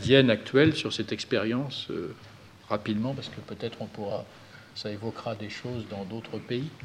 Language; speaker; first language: French; native; French